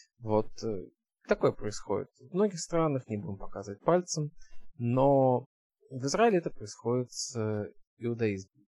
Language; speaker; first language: Russian; early bilingual, heritage; Russian